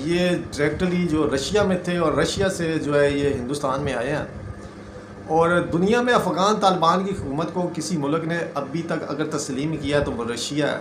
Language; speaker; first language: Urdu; non-native, local second language; Punjabi